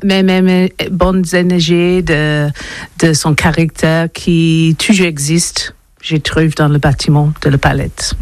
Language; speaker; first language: French; non-native, learner; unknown